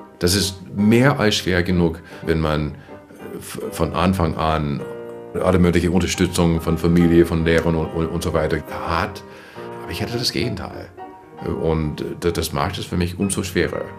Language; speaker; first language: German; non-native, fluent; English